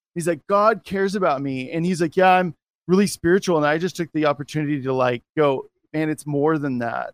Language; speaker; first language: English; native; English